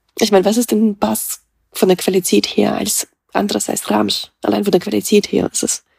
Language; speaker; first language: German; early bilingual, other home language; Russian